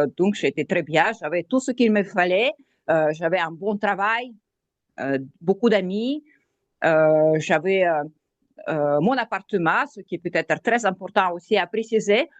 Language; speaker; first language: French; non-native, fluent; Russian